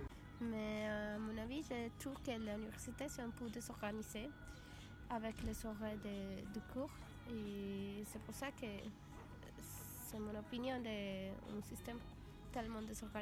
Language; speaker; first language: French; non-native, learner; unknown